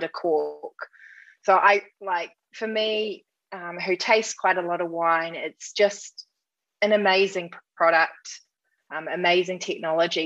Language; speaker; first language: English; native; English